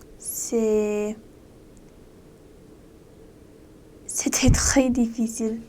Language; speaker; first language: French; non-native, learner; English